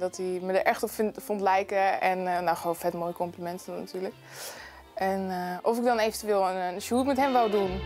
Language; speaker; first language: Dutch; native; Dutch